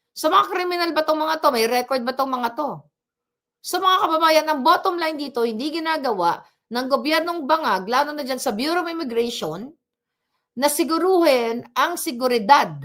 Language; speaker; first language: Filipino; non-native, local second language; Cebuano